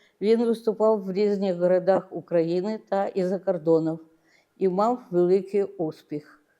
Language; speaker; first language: Ukrainian; non-native, local second language; Russian